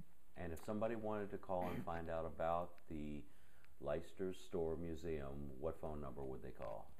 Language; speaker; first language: English; native; English